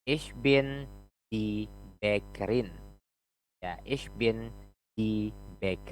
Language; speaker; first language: German; non-native, fluent; Indonesian